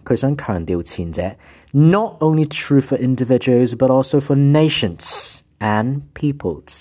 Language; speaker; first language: English; non-native, local second language; Cantonese